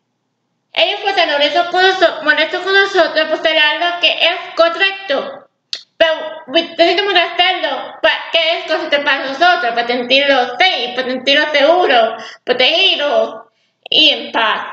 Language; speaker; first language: Spanish; early bilingual, heritage; English